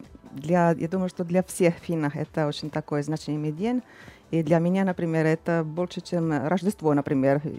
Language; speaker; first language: Russian; non-native, fluent; Finnish